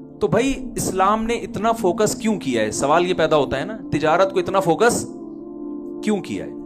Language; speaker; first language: Urdu; native; Urdu